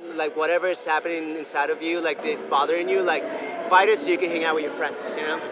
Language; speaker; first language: English; non-native, fluent; Spanish